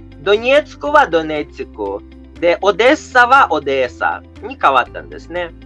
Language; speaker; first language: Japanese; non-native, fluent; Russian